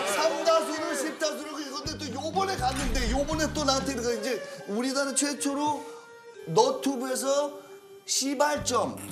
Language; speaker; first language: Korean; early bilingual, heritage; Korean